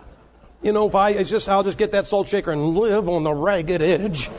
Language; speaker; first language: English; native; English